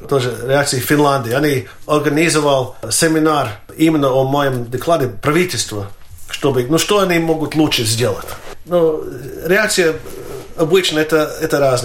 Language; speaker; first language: Russian; non-native, fluent; Latvian